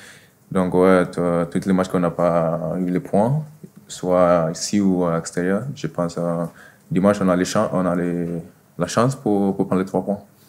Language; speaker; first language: French; non-native, fluent; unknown